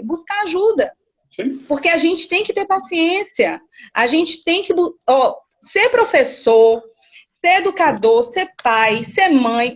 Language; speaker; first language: Portuguese; native; Portuguese